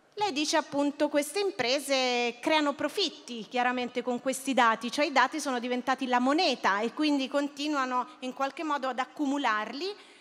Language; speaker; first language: Italian; native; Italian